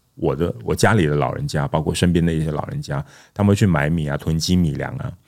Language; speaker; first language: Chinese; non-native, local second language; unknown